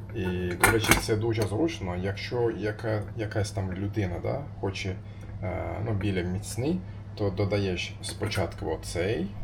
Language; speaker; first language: Ukrainian; non-native, learner; Turkish